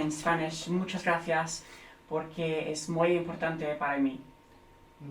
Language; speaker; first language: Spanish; non-native, learner; English